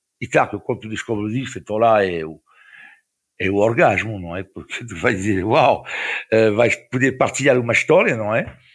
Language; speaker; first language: Portuguese; non-native, fluent; French